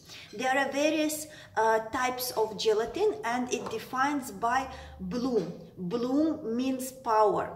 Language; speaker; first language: English; non-native, fluent; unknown